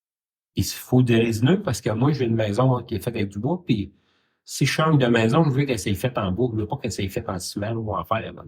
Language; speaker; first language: French; native; French